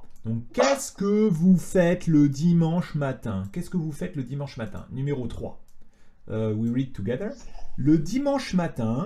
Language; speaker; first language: French; native; French